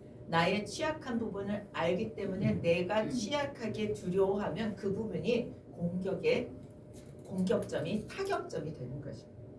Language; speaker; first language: Korean; native; Korean